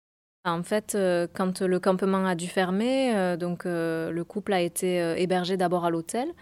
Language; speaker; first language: French; native; French